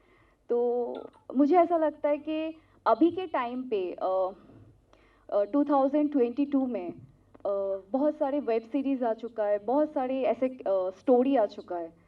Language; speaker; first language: Hindi; non-native, local second language; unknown